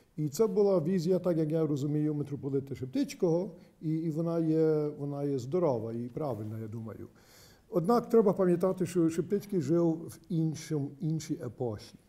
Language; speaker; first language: Ukrainian; early bilingual, heritage; Ukrainian